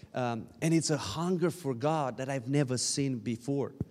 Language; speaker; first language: English; non-native, fluent; Romanian